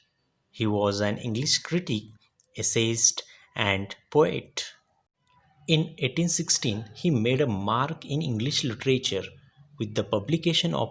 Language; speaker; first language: English; non-native, local second language; Marathi